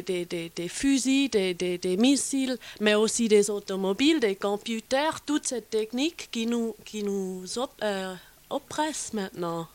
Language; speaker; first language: French; non-native, fluent; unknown